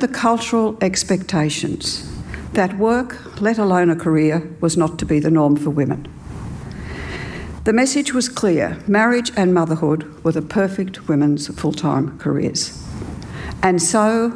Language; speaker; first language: English; native; English